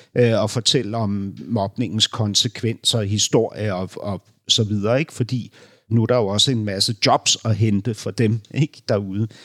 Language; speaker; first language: Danish; native; Danish